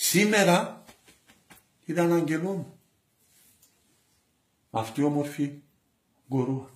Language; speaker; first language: Greek; non-native, learner; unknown